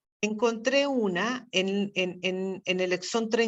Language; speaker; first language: Spanish; native; Spanish